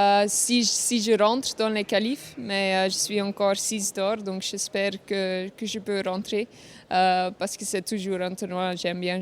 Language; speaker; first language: French; non-native, fluent; Dutch